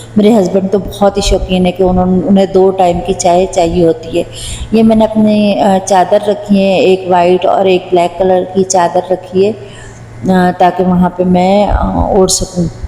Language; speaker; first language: Urdu; non-native, local second language; Punjabi